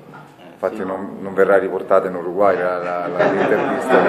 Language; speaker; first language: Italian; native; Italian